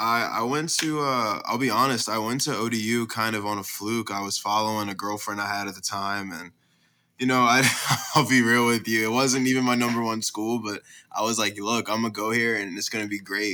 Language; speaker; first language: English; native; English